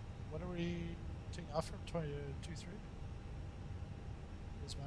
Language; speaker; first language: English; native; English